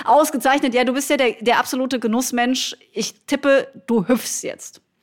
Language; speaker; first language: German; native; German